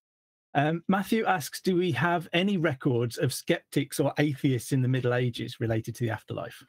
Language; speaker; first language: English; native; English